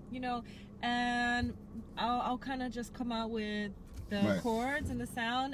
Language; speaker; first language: English; native; English